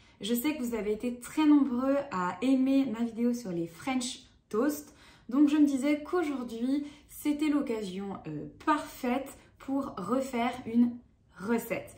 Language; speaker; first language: French; native; French